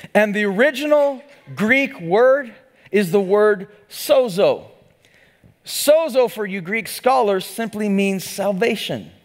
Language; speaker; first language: English; native; English